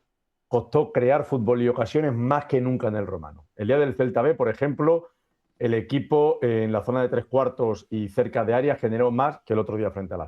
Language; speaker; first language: Spanish; native; Spanish